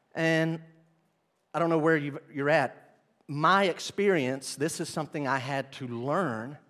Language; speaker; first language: English; native; English